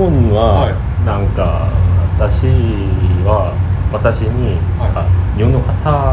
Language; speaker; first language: Japanese; non-native, learner; Korean